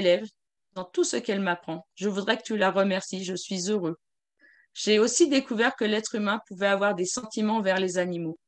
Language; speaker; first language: French; native; French